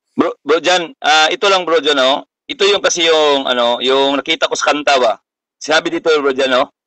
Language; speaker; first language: Filipino; non-native, local second language; Cebuano